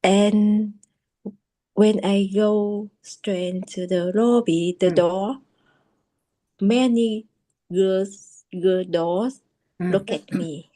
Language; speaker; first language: English; non-native, learner; Japanese